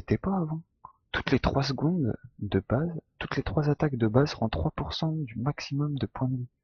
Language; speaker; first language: French; native; French